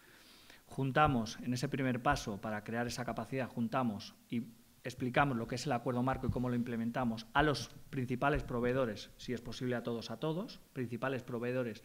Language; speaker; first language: Spanish; native; Spanish